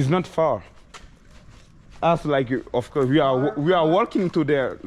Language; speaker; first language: English; non-native, fluent; French